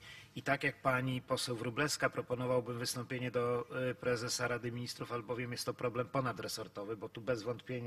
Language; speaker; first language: Polish; native; Polish